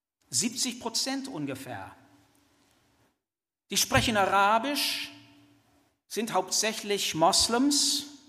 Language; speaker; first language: German; non-native, fluent; English